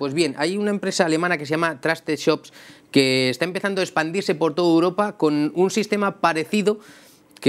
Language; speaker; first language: Spanish; native; Spanish